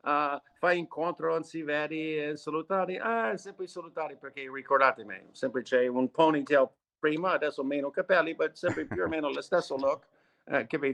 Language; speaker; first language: Italian; non-native, learner; English